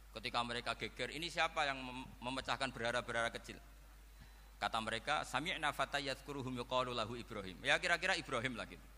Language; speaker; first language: Indonesian; non-native, local second language; Javanese